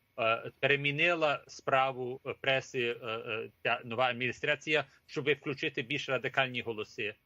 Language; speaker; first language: Ukrainian; early bilingual, heritage; Ukrainian